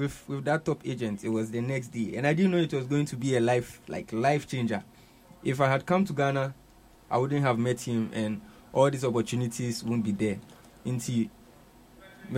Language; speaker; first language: English; non-native, local second language; Akan